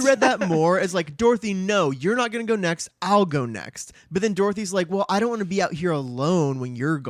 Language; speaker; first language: English; native; English